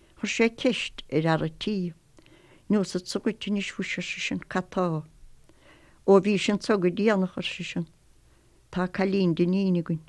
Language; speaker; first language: Irish; native; Irish